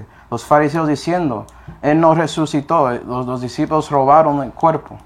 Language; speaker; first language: Spanish; non-native, fluent; English